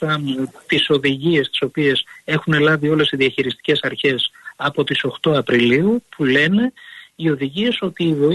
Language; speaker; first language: Greek; native; Greek